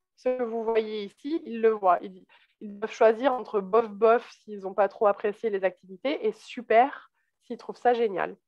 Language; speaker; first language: French; native; French